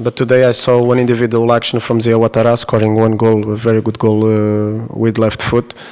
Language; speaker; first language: English; non-native, fluent; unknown